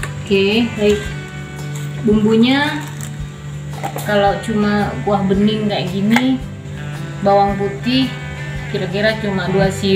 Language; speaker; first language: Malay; non-native, local second language; Madurese